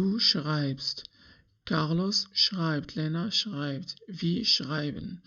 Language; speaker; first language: German; non-native, learner; English